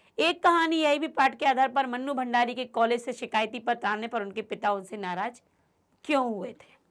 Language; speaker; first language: Hindi; native; Hindi